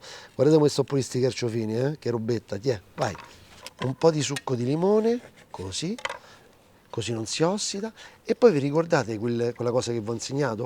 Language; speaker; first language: Italian; native; Italian